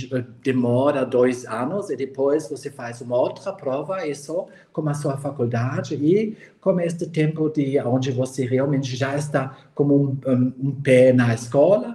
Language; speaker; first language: Portuguese; non-native, fluent; German